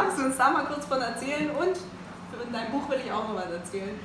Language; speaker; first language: German; native; German